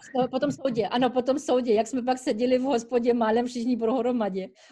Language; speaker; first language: Czech; early bilingual, heritage; Czech